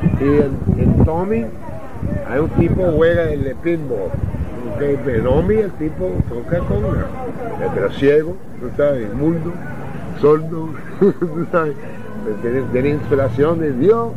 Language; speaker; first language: Spanish; non-native, learner; English